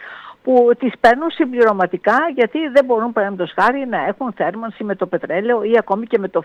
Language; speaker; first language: Greek; native; Greek